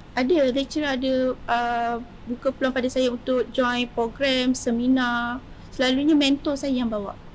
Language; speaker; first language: Malay; native; Malay